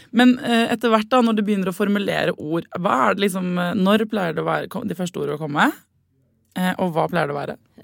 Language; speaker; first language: Norwegian; native; Norwegian